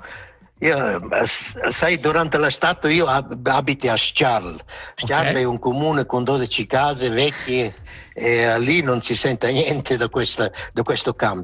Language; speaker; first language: Italian; non-native, local second language; Romansh